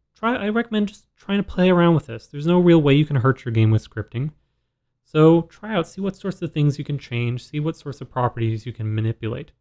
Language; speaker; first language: English; native; English